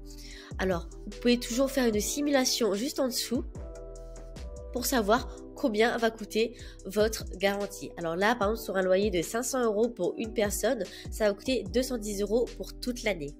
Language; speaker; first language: French; native; French